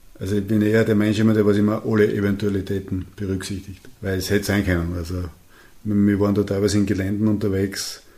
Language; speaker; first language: German; native; German